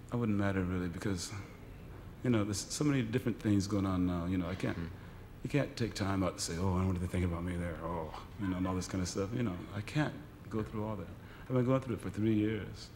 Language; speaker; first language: English; native; English